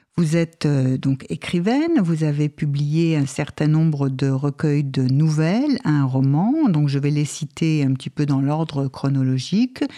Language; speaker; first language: French; native; French